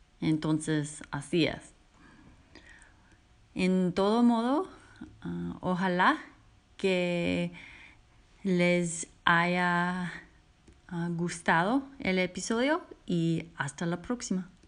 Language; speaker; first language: Spanish; non-native, fluent; English